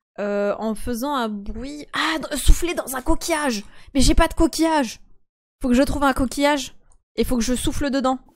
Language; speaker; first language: French; early bilingual, other home language; Polish